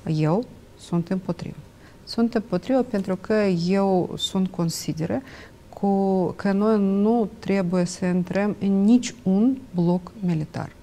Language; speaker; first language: Romanian; non-native, local second language; Russian